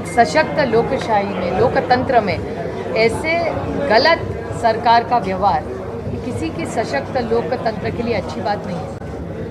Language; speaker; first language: Hindi; non-native, local second language; Marathi